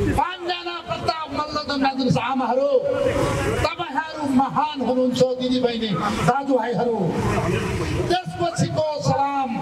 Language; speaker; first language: Nepali; native; Nepali